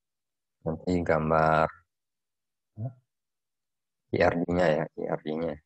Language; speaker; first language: Indonesian; native; Indonesian